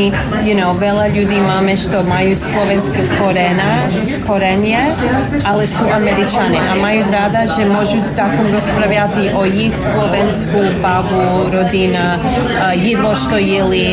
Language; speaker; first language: Slovak; early bilingual, heritage; English